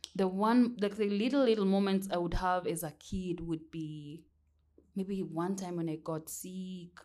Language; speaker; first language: English; non-native, local second language; Kamba